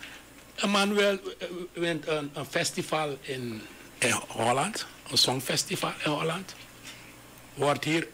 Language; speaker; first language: Dutch; non-native, local second language; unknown